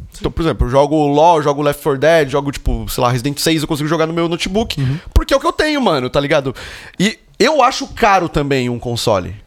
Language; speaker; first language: Portuguese; native; Portuguese